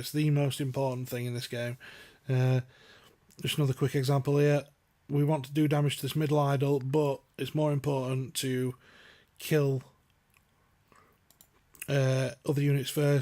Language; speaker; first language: English; native; English